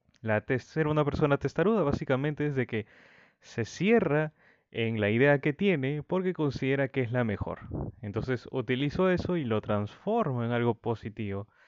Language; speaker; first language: Spanish; native; Spanish